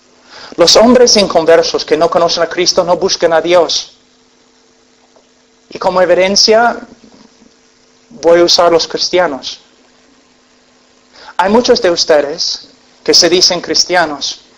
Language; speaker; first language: Spanish; non-native, fluent; English